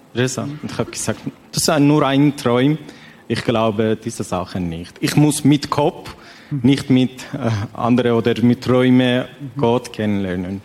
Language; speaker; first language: German; non-native, learner; Persian